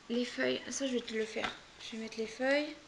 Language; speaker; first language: French; native; French